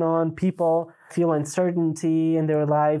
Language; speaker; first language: English; non-native, fluent; Pashto